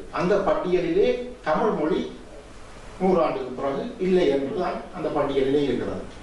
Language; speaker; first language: Tamil; native; Tamil